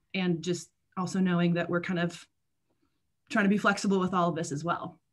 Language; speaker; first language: English; native; English